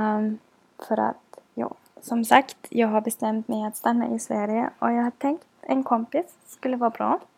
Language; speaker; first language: Swedish; non-native, learner; German